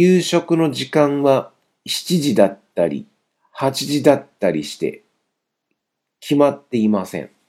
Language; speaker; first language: Japanese; non-native, fluent; Chinese